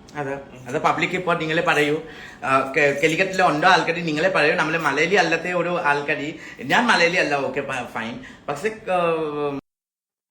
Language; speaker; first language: Malayalam; non-native, learner; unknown